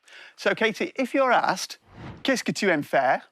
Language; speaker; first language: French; non-native, fluent; English